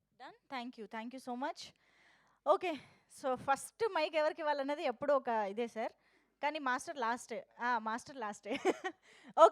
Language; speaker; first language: Telugu; native; Telugu